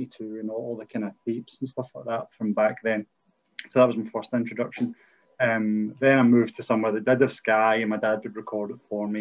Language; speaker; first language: English; native; English